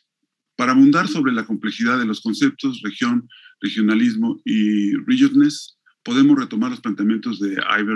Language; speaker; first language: Spanish; native; Spanish